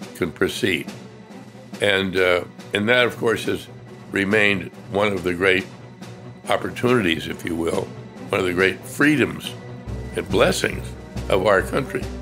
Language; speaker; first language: English; native; English